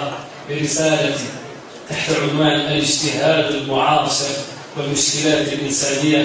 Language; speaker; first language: Arabic; native; Arabic